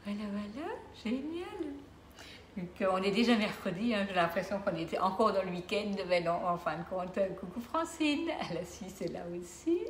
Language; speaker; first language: French; native; French